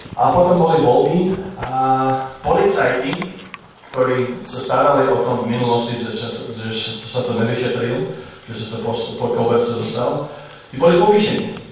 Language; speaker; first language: Slovak; non-native, fluent; English